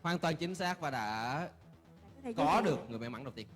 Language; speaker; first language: Vietnamese; native; Vietnamese